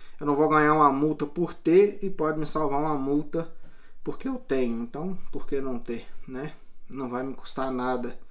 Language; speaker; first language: Portuguese; native; Portuguese